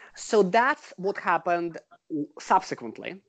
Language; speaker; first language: English; non-native, fluent; Russian